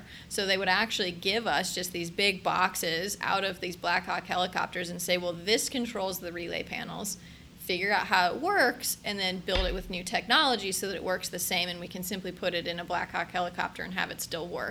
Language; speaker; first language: English; native; English